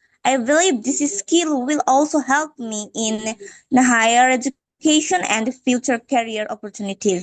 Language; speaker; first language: English; non-native, fluent; Bangla